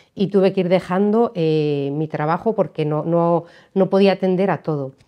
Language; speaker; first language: Spanish; native; Spanish